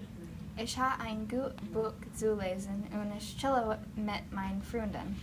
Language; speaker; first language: German; non-native, learner; English